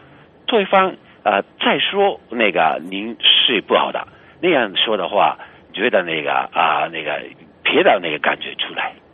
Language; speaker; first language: Chinese; non-native, fluent; Japanese